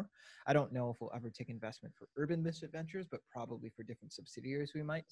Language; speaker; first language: English; native; English